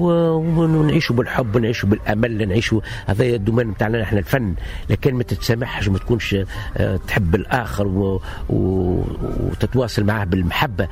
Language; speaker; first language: Arabic; native; Arabic